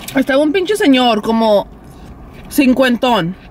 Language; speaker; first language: Spanish; early bilingual, heritage; Spanish